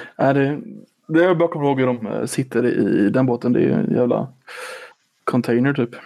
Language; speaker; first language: Swedish; native; Swedish